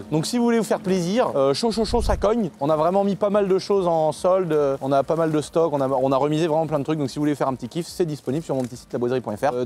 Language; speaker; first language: French; native; French